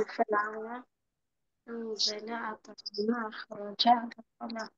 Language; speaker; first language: Arabic; non-native, learner; Bangla